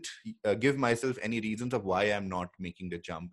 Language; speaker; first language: English; non-native, local second language; Hindi